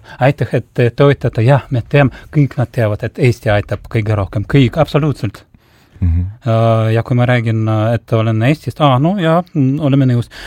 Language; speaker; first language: Estonian; non-native, local second language; Russian